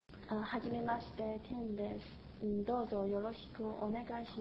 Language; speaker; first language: Japanese; non-native, learner; Chinese